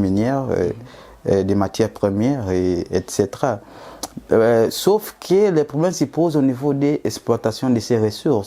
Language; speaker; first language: French; non-native, fluent; Portuguese